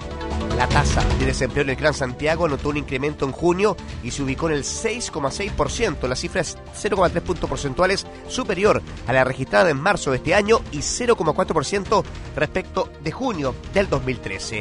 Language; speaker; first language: Spanish; native; Spanish